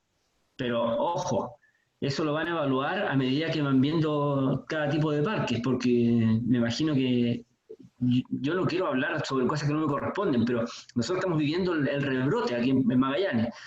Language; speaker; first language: Spanish; native; Spanish